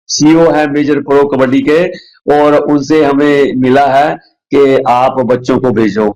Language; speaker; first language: Hindi; non-native, local second language; Punjabi